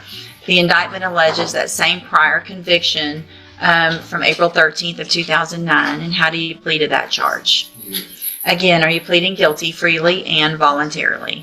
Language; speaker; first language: English; native; English